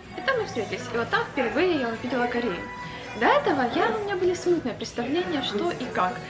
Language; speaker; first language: Russian; native; Russian